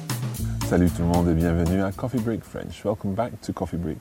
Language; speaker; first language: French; non-native, fluent; English